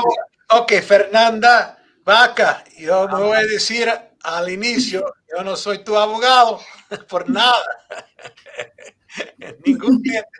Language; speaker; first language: Spanish; non-native, learner; English